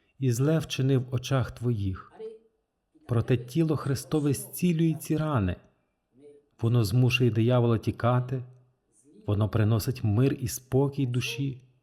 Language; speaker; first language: Ukrainian; non-native, fluent; French